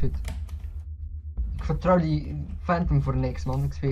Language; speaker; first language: Dutch; native; Dutch